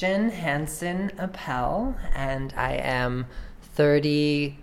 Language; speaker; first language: English; native; English